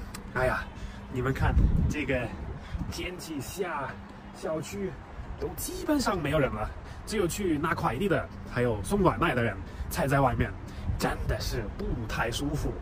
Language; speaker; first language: Chinese; non-native, fluent; German